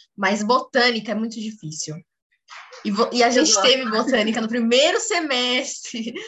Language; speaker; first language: Portuguese; native; Portuguese